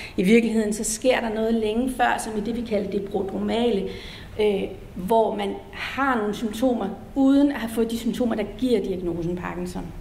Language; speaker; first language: Danish; native; Danish